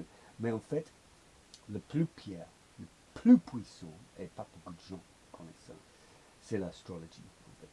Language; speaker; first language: French; non-native, learner; English